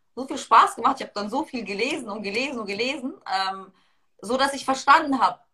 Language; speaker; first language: German; early bilingual, other home language; Russian